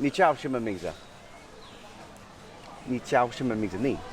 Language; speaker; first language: Chinese; non-native, learner; English